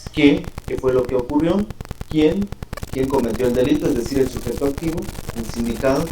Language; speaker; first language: Spanish; native; Spanish